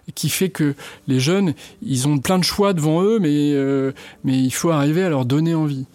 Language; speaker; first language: French; native; French